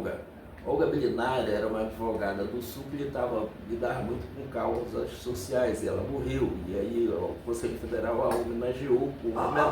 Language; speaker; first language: Portuguese; native; Portuguese